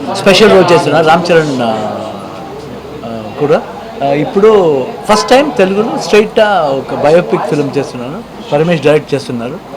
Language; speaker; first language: Telugu; non-native, learner; Kannada